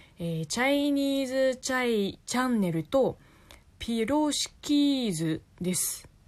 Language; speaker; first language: Japanese; non-native, fluent; Chinese